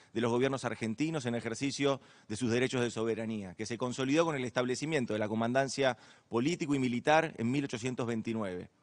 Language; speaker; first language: Spanish; native; Spanish